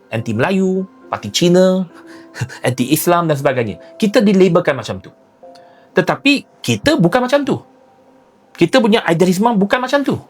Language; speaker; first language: Malay; non-native, local second language; Chinese